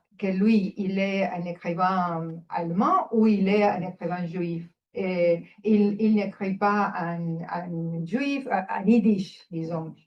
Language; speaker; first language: French; non-native, fluent; Spanish